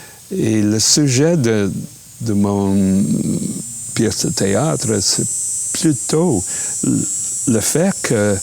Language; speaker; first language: French; non-native, local second language; English